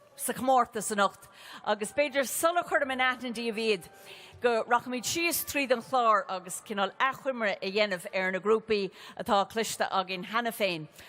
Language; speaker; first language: Irish; native; Irish